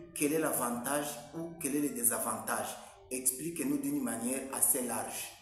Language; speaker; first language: French; non-native, local second language; Swahili